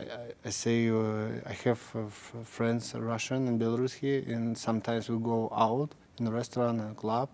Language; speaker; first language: English; non-native, learner; Russian